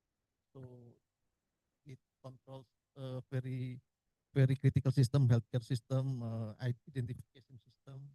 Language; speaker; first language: English; non-native, learner; Indonesian